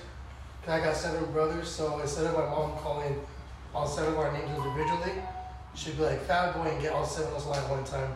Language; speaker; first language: English; native; English